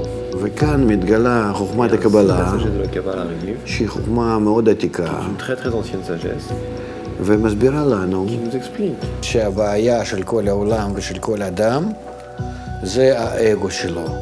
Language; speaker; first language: Hebrew; non-native, fluent; Russian